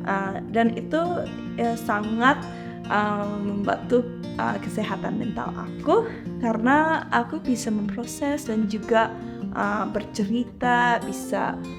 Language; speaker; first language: Indonesian; early bilingual, heritage; English